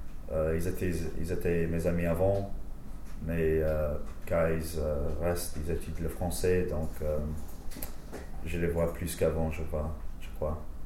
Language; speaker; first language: French; non-native, fluent; English